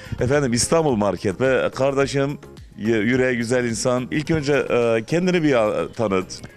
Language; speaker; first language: Turkish; native; Turkish